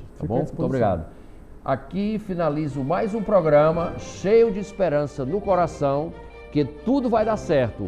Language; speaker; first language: Portuguese; native; Portuguese